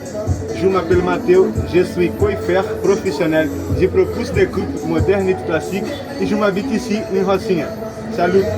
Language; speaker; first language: French; non-native, learner; Portuguese